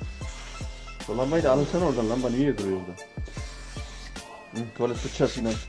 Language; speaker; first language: Turkish; native; Turkish